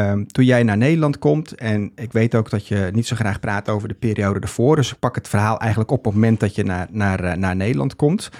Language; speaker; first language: Dutch; native; Dutch